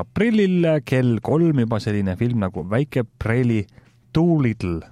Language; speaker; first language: Estonian; native; Estonian